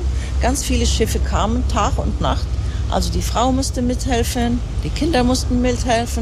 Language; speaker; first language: German; non-native, fluent; Swedish